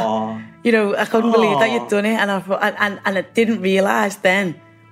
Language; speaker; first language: English; native; English